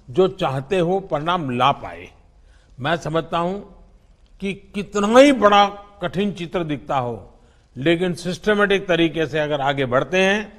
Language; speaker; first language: Hindi; non-native, local second language; Gujarati